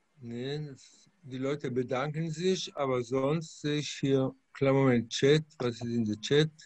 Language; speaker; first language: German; non-native, fluent; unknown